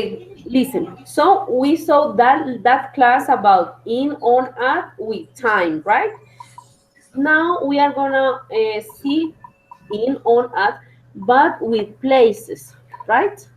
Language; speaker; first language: English; non-native, fluent; Spanish